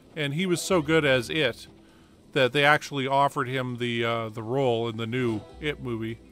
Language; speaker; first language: English; native; English